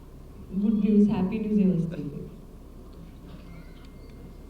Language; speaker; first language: Telugu; non-native, learner; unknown